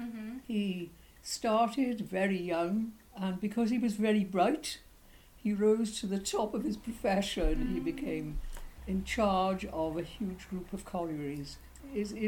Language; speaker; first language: English; native; English